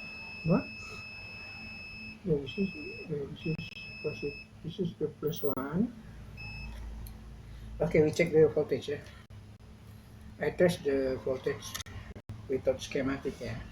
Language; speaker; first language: English; non-native, learner; Indonesian